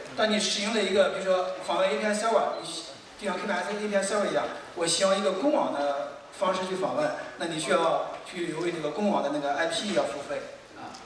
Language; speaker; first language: Chinese; native; Chinese